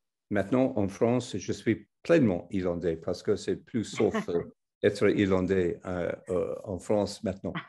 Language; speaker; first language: French; non-native, fluent; English